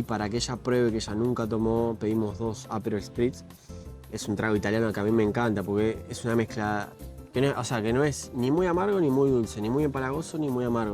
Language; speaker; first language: Spanish; native; Spanish